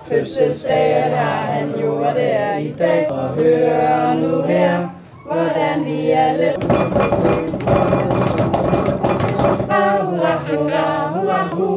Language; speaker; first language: Danish; native; Danish